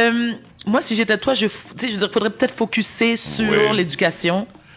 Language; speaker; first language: French; native; French